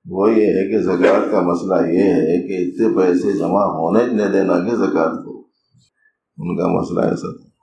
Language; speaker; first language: Urdu; native; Urdu